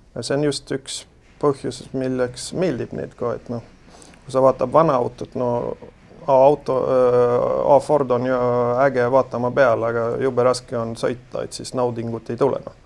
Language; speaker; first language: Estonian; non-native, fluent; Swedish